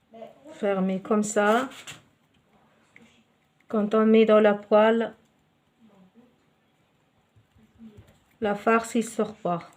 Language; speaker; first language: French; non-native, local second language; Arabic